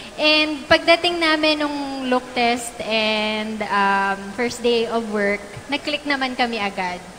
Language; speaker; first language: Filipino; native; Filipino